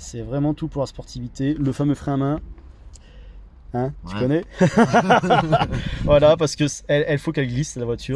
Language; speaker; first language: French; native; French